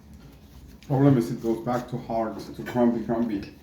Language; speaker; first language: English; non-native, learner; German